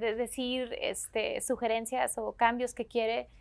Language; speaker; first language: Spanish; native; Spanish